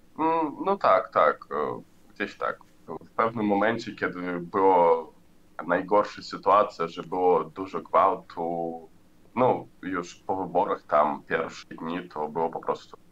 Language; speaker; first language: Polish; non-native, learner; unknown